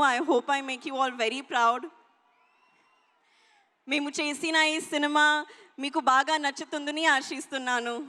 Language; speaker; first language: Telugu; non-native, learner; Hindi